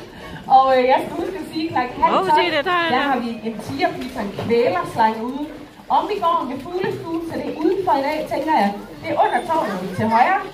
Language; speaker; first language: Danish; native; Danish